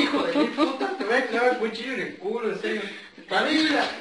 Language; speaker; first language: Spanish; native; Spanish